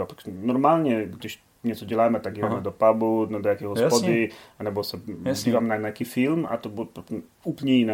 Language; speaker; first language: Czech; non-native, learner; Polish